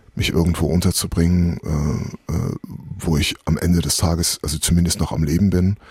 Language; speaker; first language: German; native; German